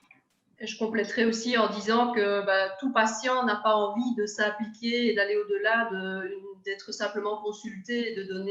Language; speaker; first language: French; native; French